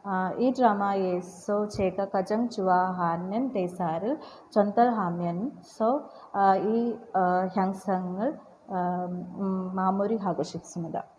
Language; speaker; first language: Korean; non-native, learner; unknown